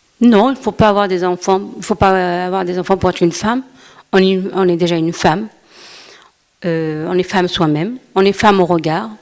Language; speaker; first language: French; non-native, local second language; Arabic